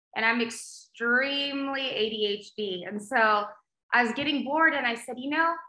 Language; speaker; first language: English; native; English